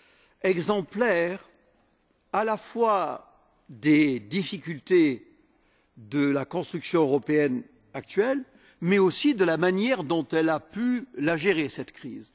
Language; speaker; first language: French; native; French